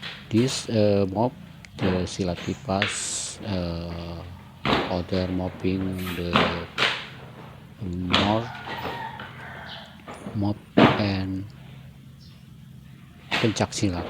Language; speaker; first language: English; non-native, learner; Indonesian